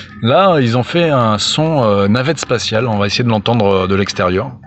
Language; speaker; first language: French; native; French